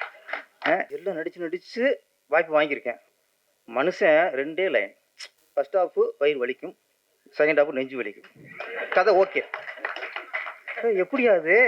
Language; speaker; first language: Tamil; native; Tamil